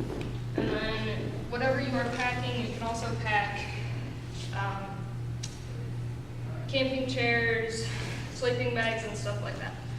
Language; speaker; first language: English; native; English